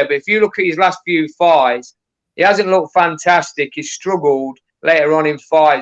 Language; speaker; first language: English; native; English